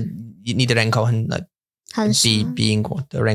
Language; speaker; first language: Chinese; non-native, learner; English